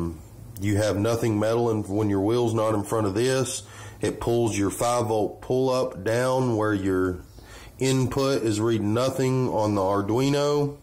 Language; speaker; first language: English; native; English